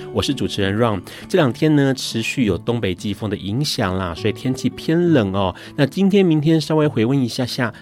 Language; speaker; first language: Chinese; native; Chinese